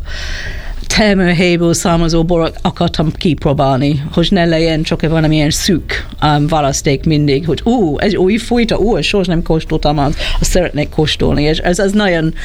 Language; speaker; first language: Hungarian; non-native, fluent; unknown